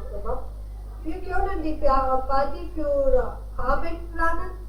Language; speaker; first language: German; non-native, learner; Hindi